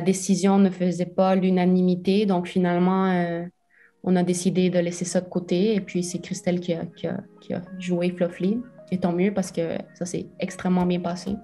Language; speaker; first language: French; native; French